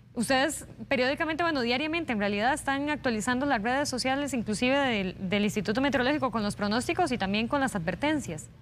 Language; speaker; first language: Spanish; native; Spanish